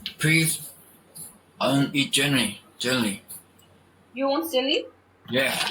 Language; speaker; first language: English; non-native, learner; Thai